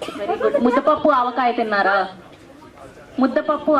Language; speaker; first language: Telugu; native; Telugu